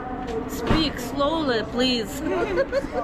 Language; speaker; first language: English; non-native, learner; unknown